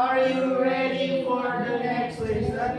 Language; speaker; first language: English; non-native, learner; Indonesian